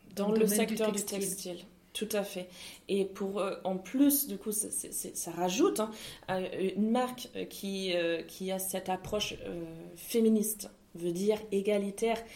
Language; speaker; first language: French; non-native, fluent; German